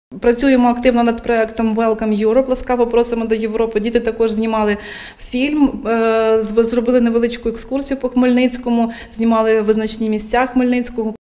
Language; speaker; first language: Ukrainian; native; Ukrainian